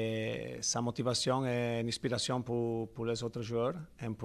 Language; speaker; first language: French; non-native, fluent; Italian